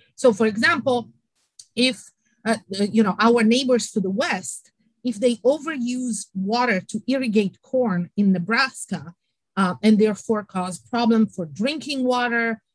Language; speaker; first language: English; non-native, fluent; Italian